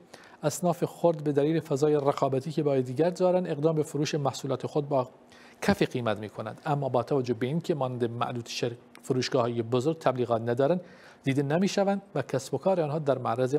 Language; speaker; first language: Persian; non-native, local second language; Kurdish